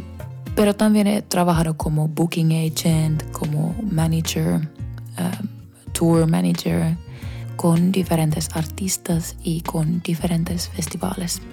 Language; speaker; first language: Spanish; non-native, fluent; Finnish